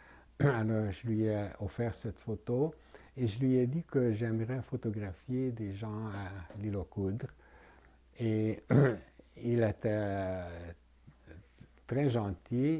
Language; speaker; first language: French; non-native, fluent; Hungarian